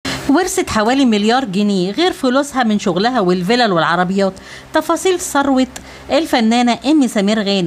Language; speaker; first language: Arabic; native; Arabic